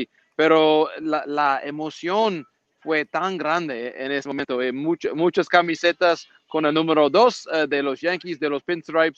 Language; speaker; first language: Spanish; non-native, learner; English